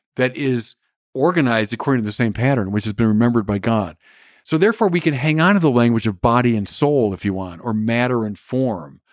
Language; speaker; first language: English; native; English